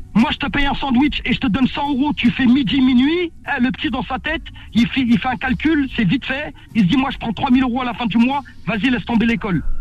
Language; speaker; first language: French; native; French